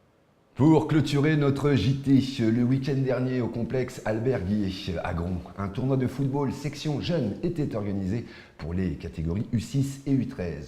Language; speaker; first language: French; native; French